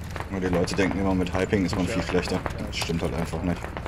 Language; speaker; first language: German; native; German